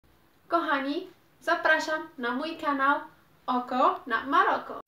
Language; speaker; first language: Polish; non-native, fluent; Arabic